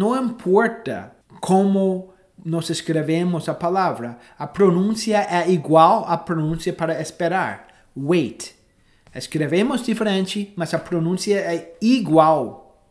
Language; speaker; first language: Portuguese; non-native, fluent; English